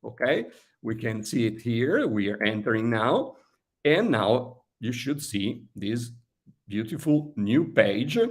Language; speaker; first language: English; non-native, fluent; Italian